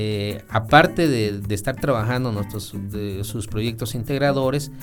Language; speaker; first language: Spanish; native; Spanish